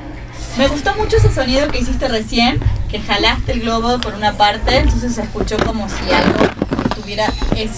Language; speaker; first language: Spanish; native; Spanish